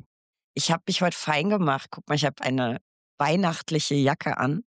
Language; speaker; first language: German; native; German